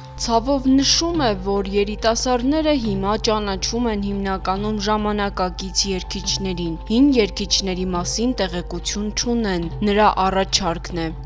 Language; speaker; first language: Armenian; native; Armenian